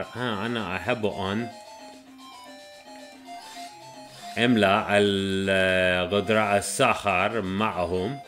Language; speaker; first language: Arabic; non-native, learner; English